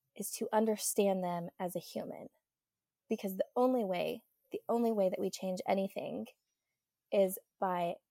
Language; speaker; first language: English; native; English